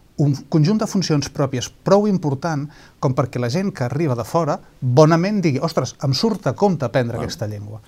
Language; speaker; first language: Catalan; native; Catalan